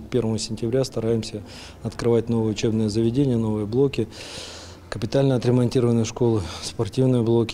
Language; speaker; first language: Russian; native; Russian